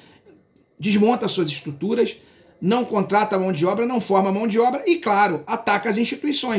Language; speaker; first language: Portuguese; native; Portuguese